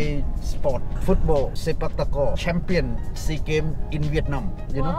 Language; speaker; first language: English; non-native, learner; Thai